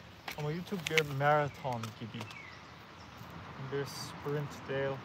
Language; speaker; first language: Turkish; non-native, learner; English